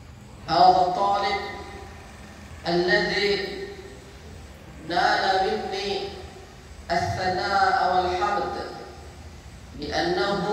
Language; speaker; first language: Arabic; non-native, fluent; Indonesian